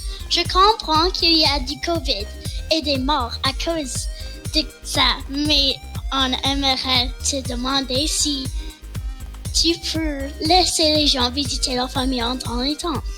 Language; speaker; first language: French; non-native, local second language; English